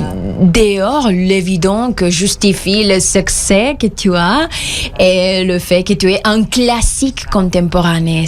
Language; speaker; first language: French; non-native, fluent; Spanish